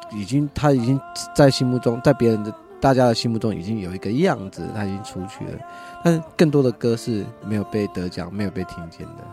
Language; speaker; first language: Chinese; native; Chinese